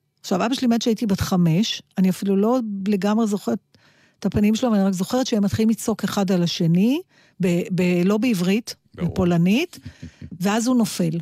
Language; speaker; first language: Hebrew; native; Hebrew